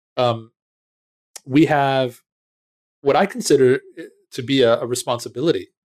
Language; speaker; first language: English; native; English